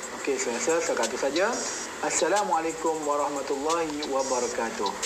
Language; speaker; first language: Malay; native; Malay